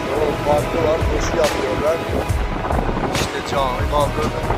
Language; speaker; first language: Turkish; non-native, fluent; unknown